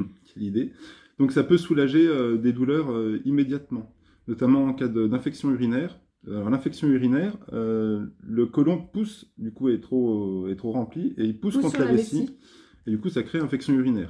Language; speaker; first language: French; native; French